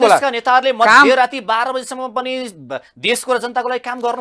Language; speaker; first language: Nepali; native; Nepali